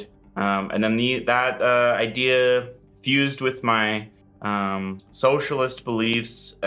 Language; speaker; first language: English; native; English